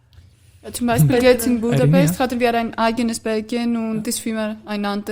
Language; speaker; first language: German; non-native, fluent; Greek